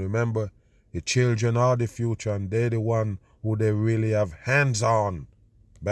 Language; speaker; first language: English; native; English